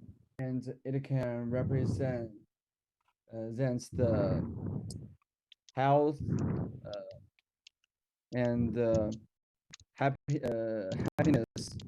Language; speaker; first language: English; non-native, learner; Chinese